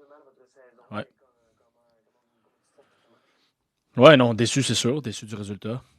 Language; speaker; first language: French; native; French